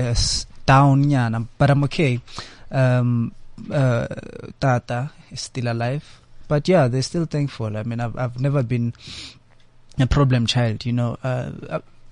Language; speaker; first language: English; non-native, local second language; Xhosa